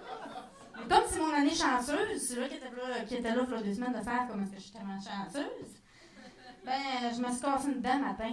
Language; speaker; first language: French; native; French